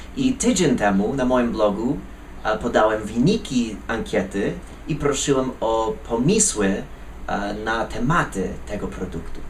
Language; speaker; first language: Polish; non-native, fluent; English